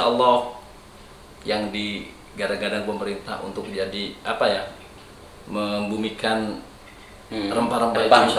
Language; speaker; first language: Indonesian; native; Indonesian